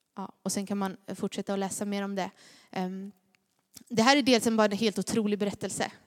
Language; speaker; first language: Swedish; native; Swedish